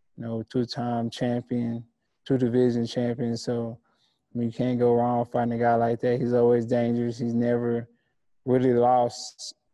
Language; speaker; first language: English; native; English